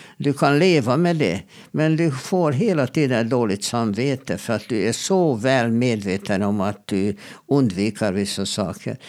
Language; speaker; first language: Swedish; non-native, fluent; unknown